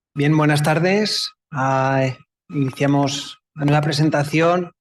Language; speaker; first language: Spanish; native; Spanish